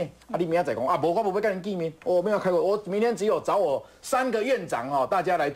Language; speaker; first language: Chinese; native; Chinese